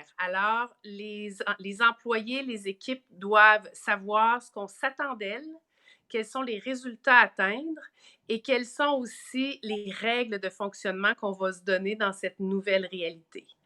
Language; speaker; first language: French; native; French